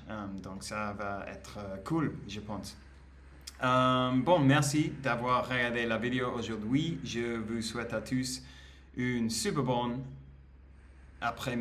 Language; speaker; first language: French; non-native, learner; Spanish